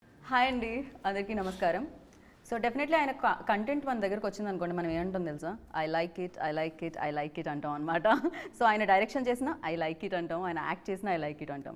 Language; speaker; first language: Telugu; native; Telugu